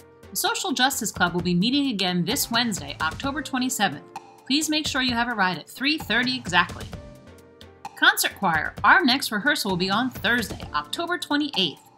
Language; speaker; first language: English; native; English